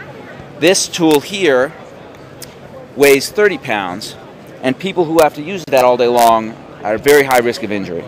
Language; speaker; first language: English; native; English